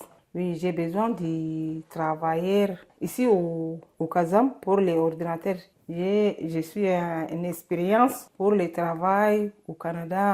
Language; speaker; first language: French; non-native, learner; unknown